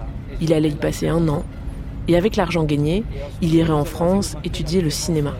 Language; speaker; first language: French; native; French